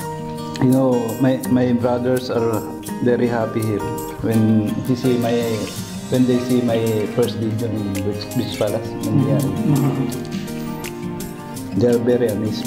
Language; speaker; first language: English; non-native, learner; Filipino